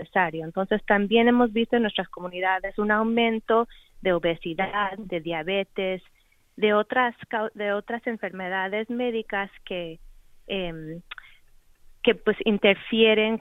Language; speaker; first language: Spanish; native; Spanish